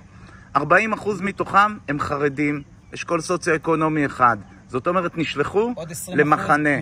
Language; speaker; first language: Hebrew; native; Hebrew